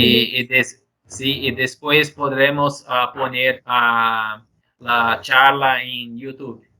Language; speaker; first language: Spanish; non-native, fluent; Portuguese